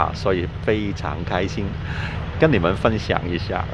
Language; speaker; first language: Chinese; non-native, fluent; Cantonese